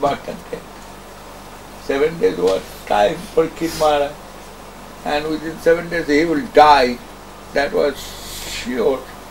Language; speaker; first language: English; non-native, local second language; Bangla